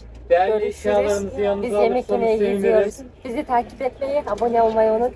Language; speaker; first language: Turkish; non-native, fluent; Kyrgyz